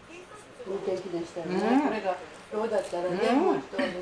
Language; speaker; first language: Japanese; native; Japanese